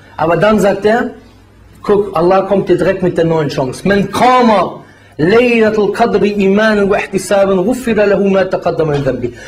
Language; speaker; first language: German; early bilingual, other home language; Bosnian